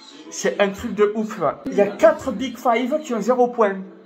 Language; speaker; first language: French; native; French